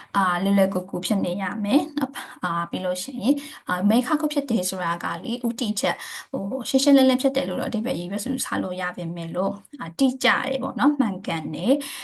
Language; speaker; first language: Burmese; native; Burmese